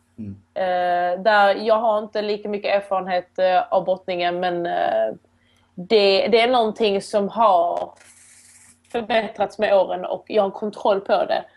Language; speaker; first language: Swedish; early bilingual, other home language; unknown